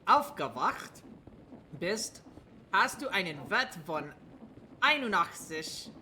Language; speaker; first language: German; non-native, learner; English